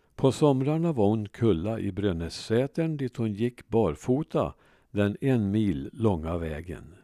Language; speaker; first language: Swedish; native; Swedish